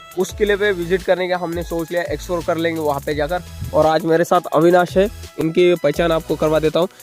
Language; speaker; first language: Hindi; non-native, local second language; Marathi